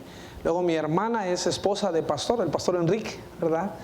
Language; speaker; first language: Spanish; native; Spanish